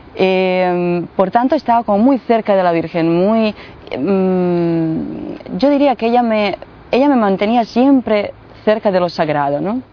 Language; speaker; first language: Spanish; non-native, fluent; Bosnian